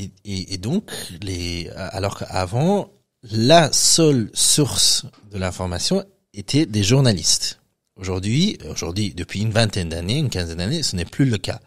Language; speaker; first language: French; non-native, fluent; Persian